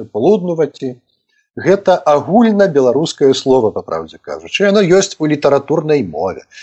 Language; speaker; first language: Belarusian; native; Belarusian